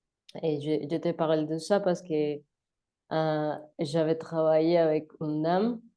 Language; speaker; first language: French; non-native, learner; Spanish